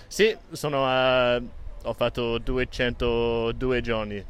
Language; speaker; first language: Italian; non-native, learner; English